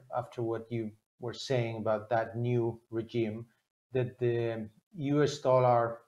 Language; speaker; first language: English; non-native, fluent; Spanish